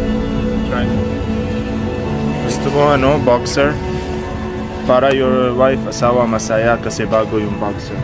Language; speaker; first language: Filipino; non-native, learner; Arabic